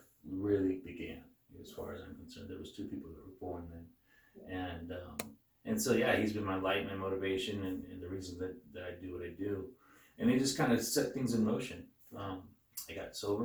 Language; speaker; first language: English; native; English